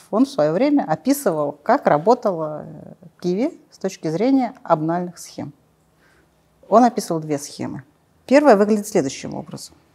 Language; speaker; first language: Russian; native; Russian